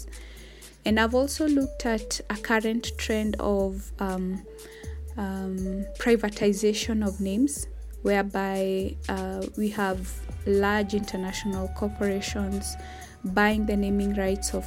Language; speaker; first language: English; non-native, local second language; Kikuyu